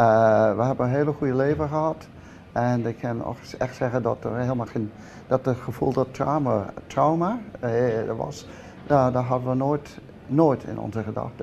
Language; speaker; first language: Dutch; early bilingual, heritage; Dutch